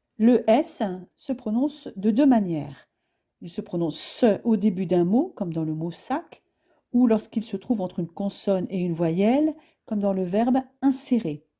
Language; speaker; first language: French; native; French